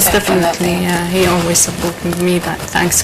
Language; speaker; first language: English; non-native, learner; Arabic